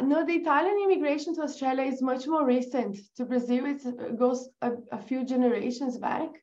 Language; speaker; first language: English; non-native, fluent; Portuguese